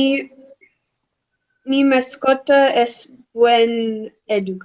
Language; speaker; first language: Spanish; non-native, learner; English